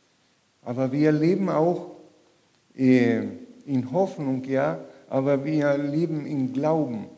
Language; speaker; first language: German; non-native, learner; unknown